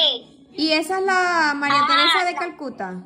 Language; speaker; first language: Spanish; native; Spanish